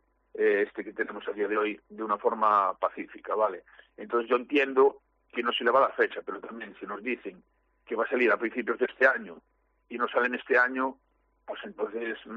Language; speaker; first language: Spanish; native; Spanish